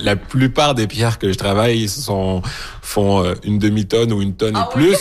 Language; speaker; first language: French; native; French